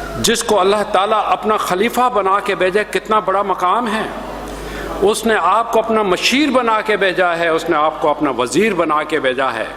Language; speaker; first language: Urdu; non-native, local second language; Sindhi